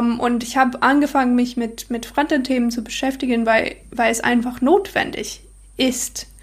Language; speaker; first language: German; non-native, fluent; English